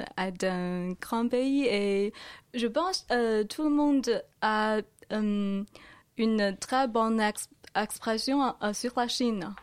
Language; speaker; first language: French; non-native, fluent; Chinese